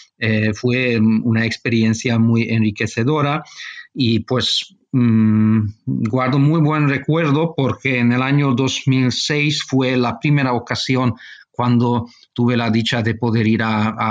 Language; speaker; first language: Spanish; non-native, fluent; Hungarian